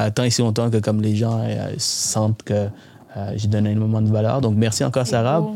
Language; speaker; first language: French; early bilingual, other home language; Tamil